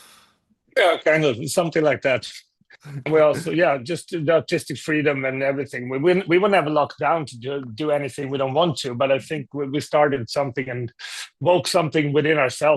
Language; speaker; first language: English; non-native, fluent; Swedish